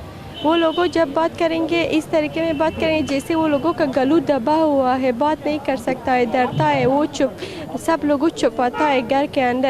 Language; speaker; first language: Hindi; non-native, local second language; Persian